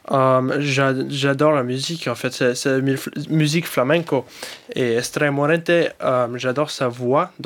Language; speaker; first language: French; early bilingual, heritage; English